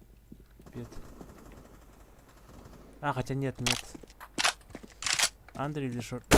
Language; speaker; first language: Russian; non-native, local second language; Yakut